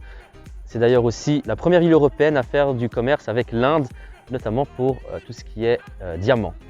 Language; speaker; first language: French; native; French